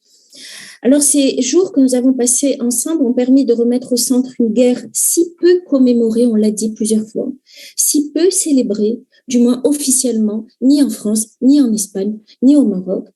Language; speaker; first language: French; native; French